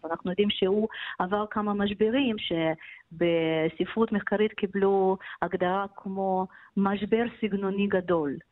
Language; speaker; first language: Hebrew; non-native, fluent; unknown